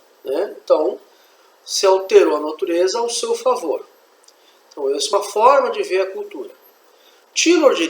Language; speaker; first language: Portuguese; native; Portuguese